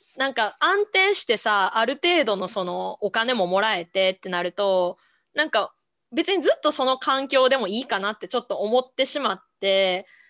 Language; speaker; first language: Japanese; early bilingual, other home language; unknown